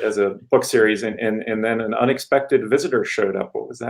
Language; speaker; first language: English; native; English